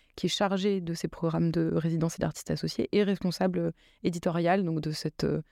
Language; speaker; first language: French; native; French